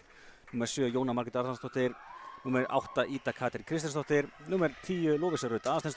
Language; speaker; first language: Icelandic; native; Icelandic